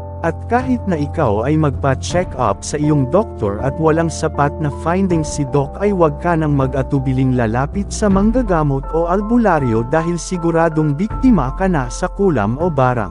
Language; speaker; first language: Filipino; native; Filipino